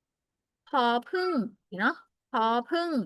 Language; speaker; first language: Thai; non-native, fluent; Burmese